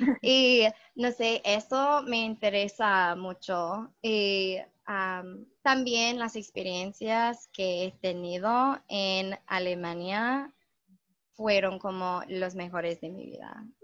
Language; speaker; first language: Spanish; non-native, fluent; English